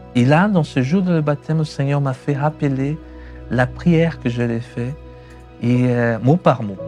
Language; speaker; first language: French; non-native, fluent; Portuguese